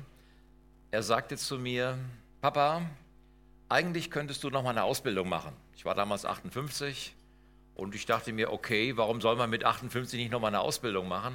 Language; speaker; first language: German; native; German